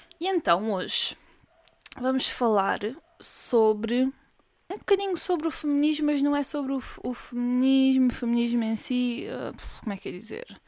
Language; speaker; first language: Portuguese; native; Portuguese